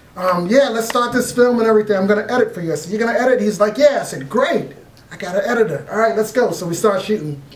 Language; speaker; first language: English; native; English